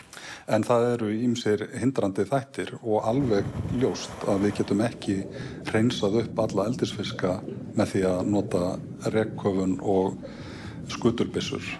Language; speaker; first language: Icelandic; native; Icelandic